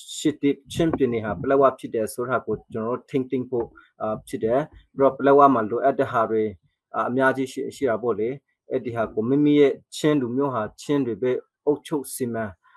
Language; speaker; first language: Burmese; non-native, local second language; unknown